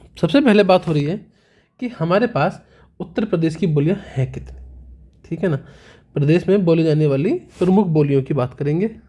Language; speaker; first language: Hindi; native; Hindi